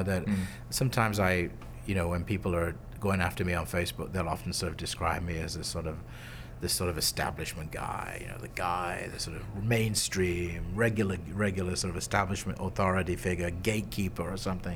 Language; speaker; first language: English; native; English